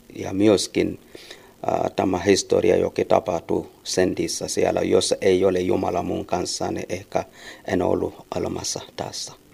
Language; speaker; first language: Finnish; non-native, learner; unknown